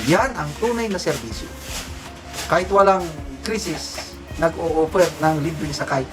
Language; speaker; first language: Filipino; non-native, local second language; Cebuano